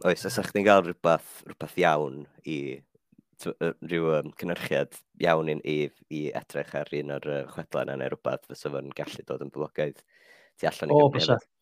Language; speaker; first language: Welsh; non-native, fluent; Finnish